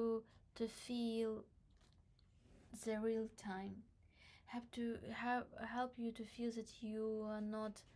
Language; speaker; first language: English; non-native, learner; Crimean Tatar